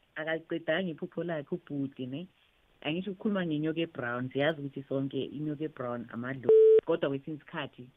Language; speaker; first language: Zulu; non-native, local second language; South Ndebele